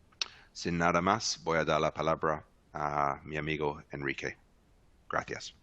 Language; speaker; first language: Spanish; non-native, fluent; English